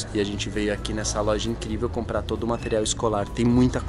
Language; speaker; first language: Portuguese; native; Portuguese